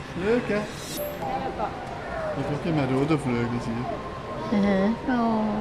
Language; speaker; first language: Dutch; non-native, learner; Thai